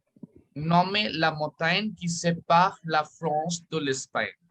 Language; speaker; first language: French; non-native, fluent; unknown